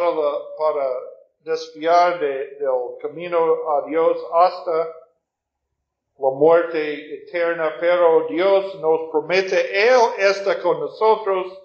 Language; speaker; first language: Spanish; non-native, fluent; English